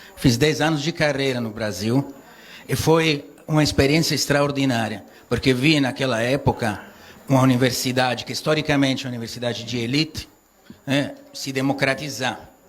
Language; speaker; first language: Portuguese; non-native, fluent; Italian